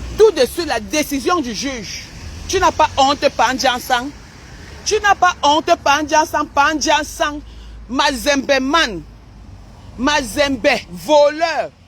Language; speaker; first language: French; non-native, local second language; Basaa